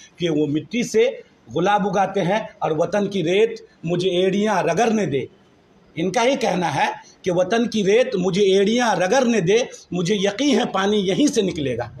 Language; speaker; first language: Hindi; non-native, local second language; Bangla